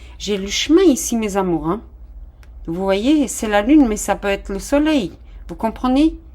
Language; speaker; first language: French; non-native, fluent; Portuguese